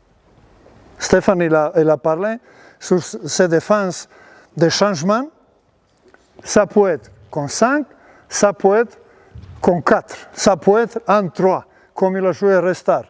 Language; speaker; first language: French; non-native, learner; Serbian